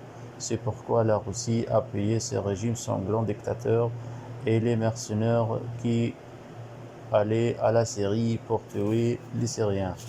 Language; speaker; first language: French; non-native, learner; Arabic